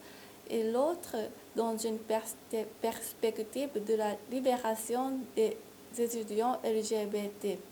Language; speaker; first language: French; non-native, fluent; Japanese